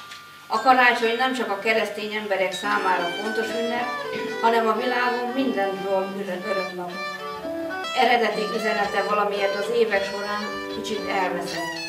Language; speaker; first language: Hungarian; native; Hungarian